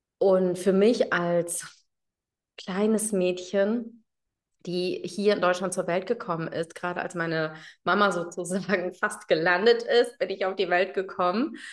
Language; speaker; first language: German; early bilingual, other home language; Tamil